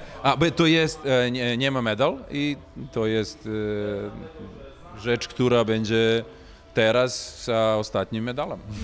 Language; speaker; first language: Polish; non-native, learner; Serbian